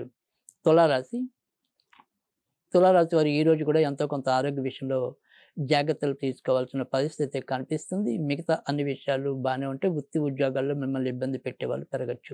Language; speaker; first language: Telugu; native; Telugu